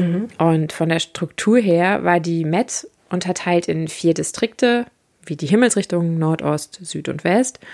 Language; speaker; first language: German; native; German